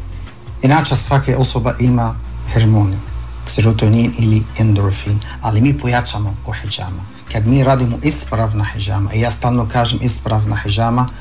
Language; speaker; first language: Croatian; non-native, fluent; Arabic